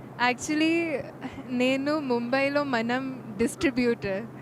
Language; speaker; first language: Telugu; non-native, fluent; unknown